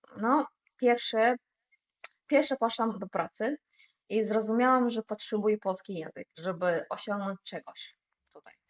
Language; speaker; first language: Polish; non-native, fluent; Uzbek